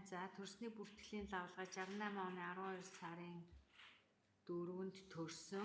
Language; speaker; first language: Mongolian; native; Mongolian